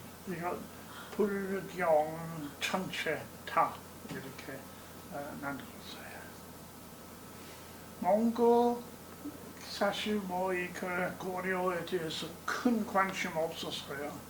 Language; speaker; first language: Korean; non-native, learner; English